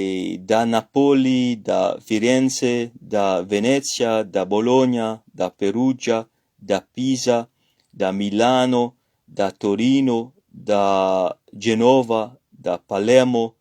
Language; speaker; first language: Italian; non-native, fluent; French